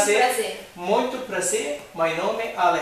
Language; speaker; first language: Portuguese; non-native, learner; Swedish